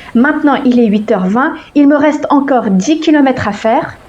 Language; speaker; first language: French; non-native, local second language; Arabic